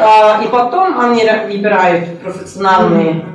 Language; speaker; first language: Russian; non-native, learner; Norwegian